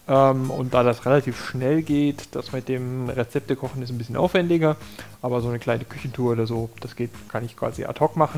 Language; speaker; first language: German; native; German